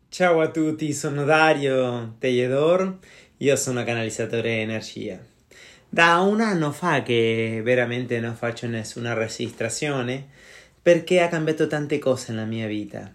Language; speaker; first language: Italian; non-native, learner; Spanish